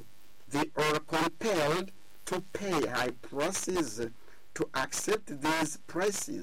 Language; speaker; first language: English; non-native, fluent; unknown